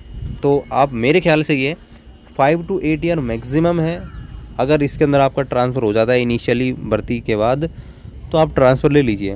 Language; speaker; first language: Hindi; native; Hindi